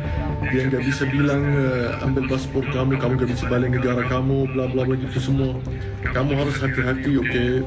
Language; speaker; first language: Indonesian; non-native, fluent; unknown